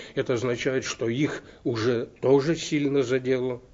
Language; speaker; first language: Russian; native; Russian